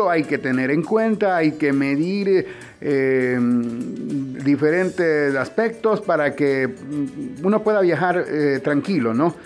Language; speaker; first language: Spanish; native; Spanish